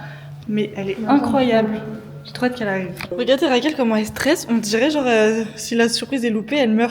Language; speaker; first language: French; native; French